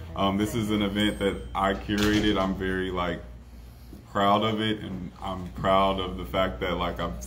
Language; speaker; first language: English; native; English